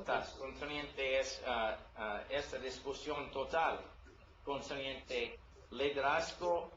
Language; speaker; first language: Spanish; non-native, learner; English